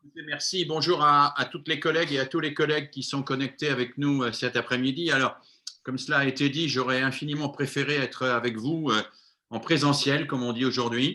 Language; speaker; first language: French; native; French